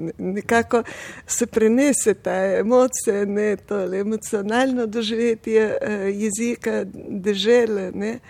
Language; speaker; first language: Slovenian; non-native, fluent; Russian